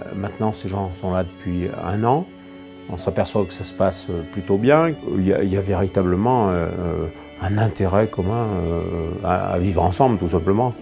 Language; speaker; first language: French; native; French